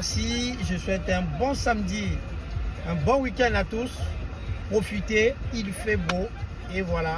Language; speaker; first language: French; non-native, local second language; Kongo